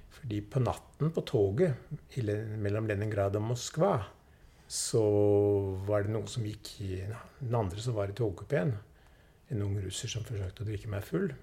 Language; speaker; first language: Norwegian; early bilingual, other home language; Swedish